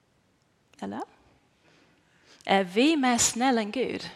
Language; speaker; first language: Swedish; non-native, fluent; English